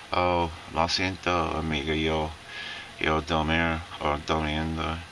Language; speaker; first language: Spanish; non-native, learner; English